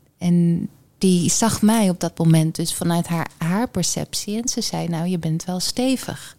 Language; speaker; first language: Dutch; early bilingual, heritage; Dutch